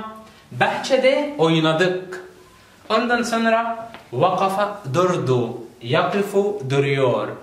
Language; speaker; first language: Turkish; non-native, learner; Arabic